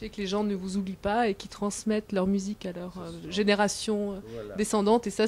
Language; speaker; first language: French; native; French